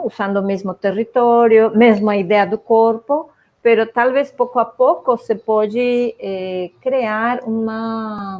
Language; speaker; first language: Portuguese; non-native, fluent; Spanish